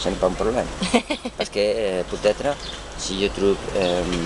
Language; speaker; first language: French; non-native, learner; Spanish